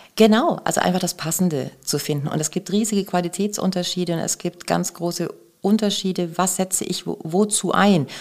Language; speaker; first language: German; native; German